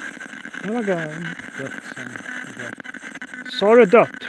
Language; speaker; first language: Swedish; native; Swedish